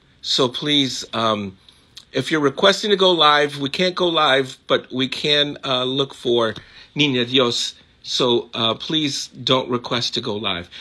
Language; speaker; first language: English; early bilingual, other home language; Spanish